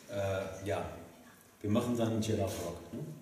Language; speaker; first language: German; non-native, fluent; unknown